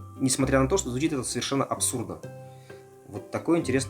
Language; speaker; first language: Russian; native; Russian